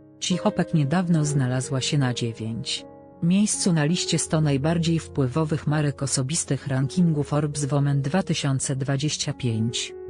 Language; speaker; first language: Polish; native; Polish